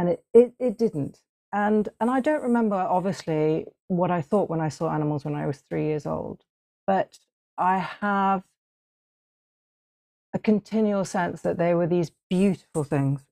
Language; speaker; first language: English; native; English